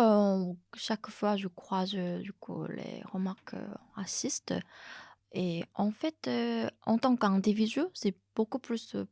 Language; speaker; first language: French; non-native, fluent; Korean